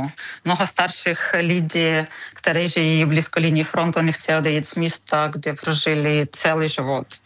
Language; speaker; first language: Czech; non-native, learner; Ukrainian